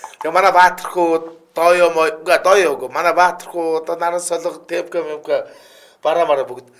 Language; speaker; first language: Mongolian; native; Mongolian